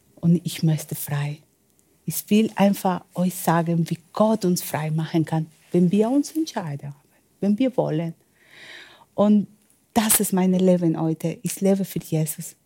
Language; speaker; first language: German; non-native, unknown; Spanish